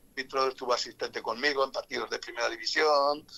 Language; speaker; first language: Spanish; native; Spanish